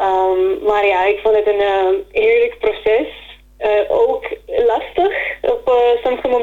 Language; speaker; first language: Dutch; non-native, fluent; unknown